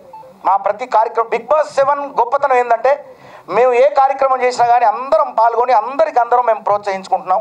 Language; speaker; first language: Telugu; native; Telugu